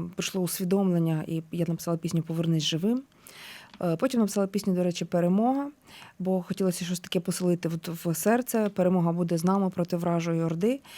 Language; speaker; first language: Ukrainian; native; Ukrainian